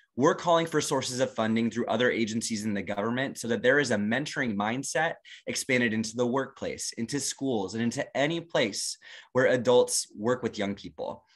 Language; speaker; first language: English; native; English